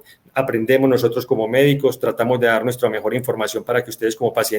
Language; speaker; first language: Spanish; native; Spanish